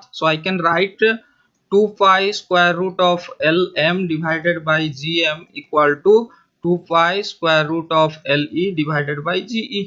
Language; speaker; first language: English; non-native, local second language; Hindi